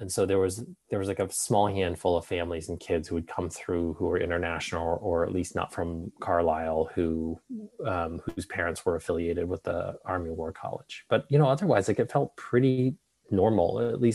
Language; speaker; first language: English; native; English